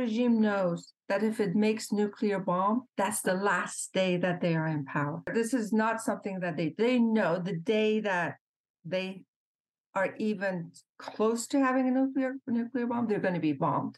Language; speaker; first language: English; non-native, fluent; Persian